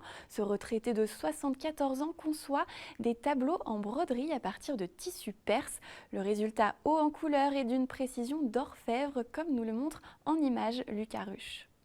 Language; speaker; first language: French; native; French